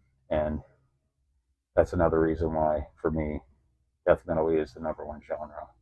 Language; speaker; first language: English; native; English